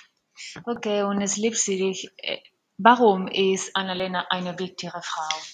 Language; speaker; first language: German; non-native, learner; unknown